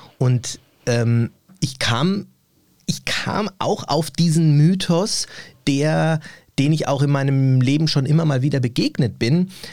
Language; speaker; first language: German; early bilingual, other home language; Turkish